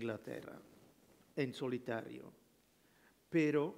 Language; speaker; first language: Spanish; non-native, fluent; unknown